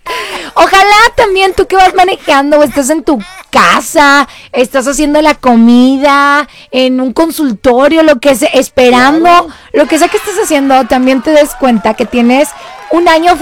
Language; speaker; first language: Spanish; native; Spanish